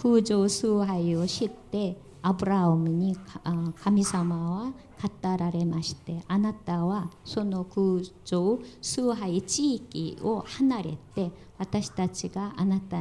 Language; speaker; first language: Japanese; non-native, fluent; Korean